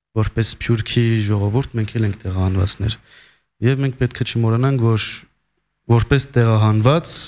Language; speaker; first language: Armenian; early bilingual, heritage; Armenian